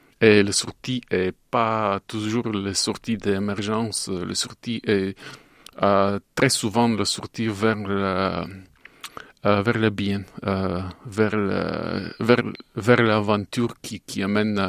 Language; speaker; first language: French; non-native, fluent; Bulgarian